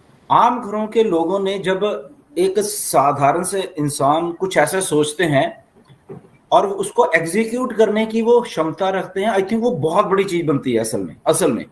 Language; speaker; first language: Hindi; native; Hindi